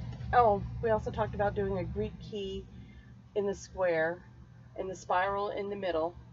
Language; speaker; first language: English; native; English